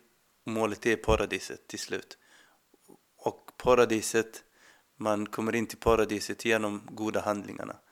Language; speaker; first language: Swedish; non-native, fluent; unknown